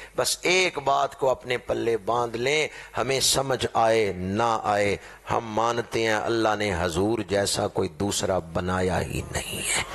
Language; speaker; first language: Urdu; non-native, local second language; Punjabi